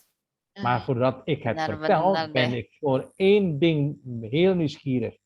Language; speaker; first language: Dutch; non-native, fluent; Indonesian